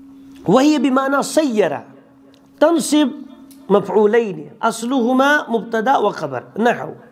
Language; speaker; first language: Arabic; non-native, fluent; Kashmiri